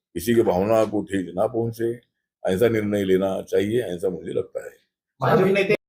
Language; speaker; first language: Hindi; non-native, local second language; Marathi